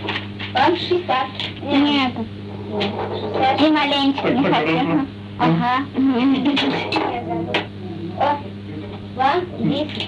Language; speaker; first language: Russian; native; Russian